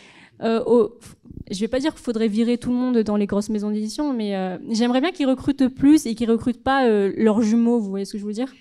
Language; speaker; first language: French; native; French